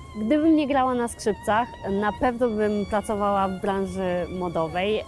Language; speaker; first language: Polish; native; Polish